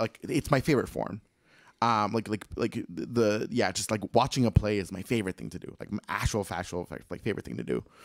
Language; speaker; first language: English; early bilingual, other home language; Spanish